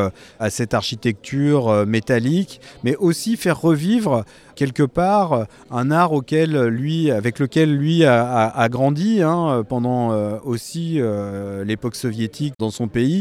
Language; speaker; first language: French; native; French